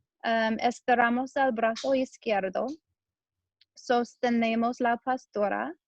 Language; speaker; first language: Spanish; non-native, learner; English